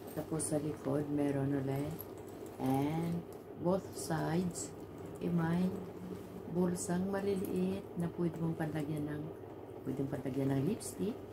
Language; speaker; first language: Filipino; non-native, local second language; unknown